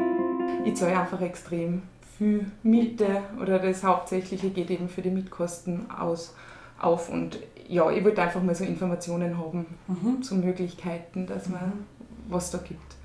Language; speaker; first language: German; native; German